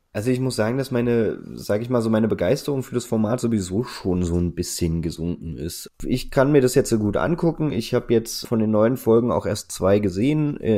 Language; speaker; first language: German; native; German